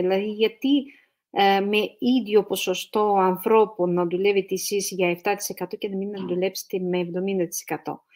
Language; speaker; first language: Greek; non-native, fluent; Russian